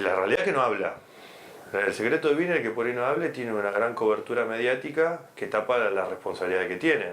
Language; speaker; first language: Spanish; native; Spanish